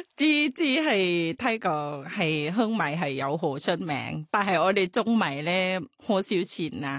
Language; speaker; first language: Cantonese; non-native, fluent; Thai